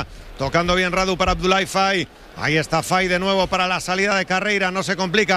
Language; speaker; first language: Spanish; native; Spanish